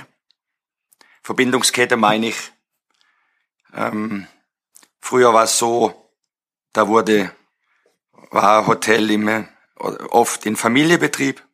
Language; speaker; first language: German; non-native, fluent; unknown